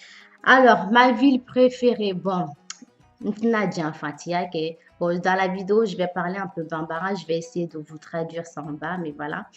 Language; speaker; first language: French; early bilingual, other home language; Bambara